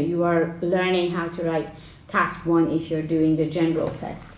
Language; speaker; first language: English; non-native, fluent; Persian